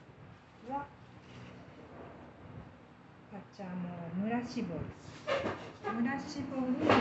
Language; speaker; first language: Italian; non-native, learner; Japanese